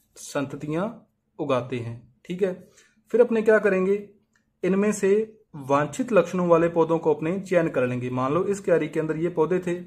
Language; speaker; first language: Hindi; native; Hindi